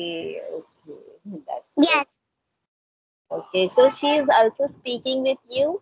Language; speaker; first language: English; non-native, local second language; Hindi